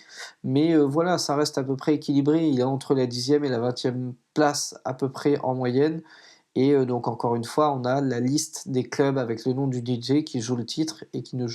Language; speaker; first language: French; native; French